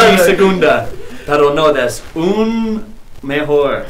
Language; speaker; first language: Spanish; non-native, learner; English